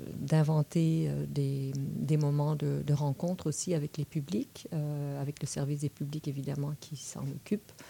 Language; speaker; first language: French; native; French